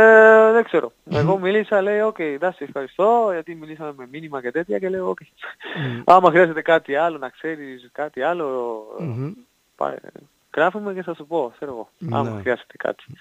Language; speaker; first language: Greek; non-native, learner; Spanish